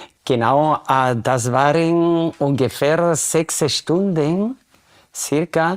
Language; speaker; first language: German; non-native, fluent; Spanish